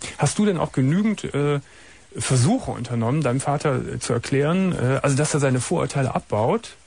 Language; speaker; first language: German; native; German